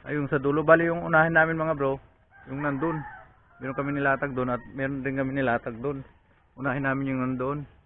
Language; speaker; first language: Filipino; non-native, local second language; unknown